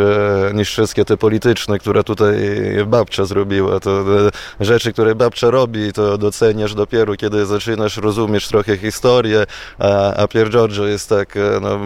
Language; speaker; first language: Polish; non-native, fluent; Italian